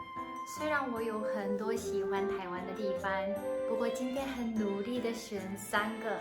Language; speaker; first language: Chinese; non-native, fluent; Japanese